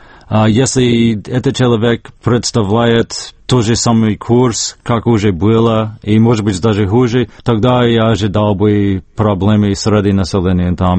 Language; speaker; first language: Russian; non-native, fluent; English